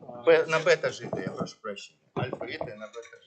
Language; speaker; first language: Russian; native; Russian